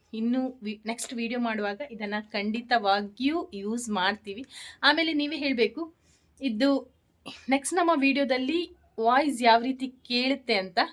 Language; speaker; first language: Kannada; native; Kannada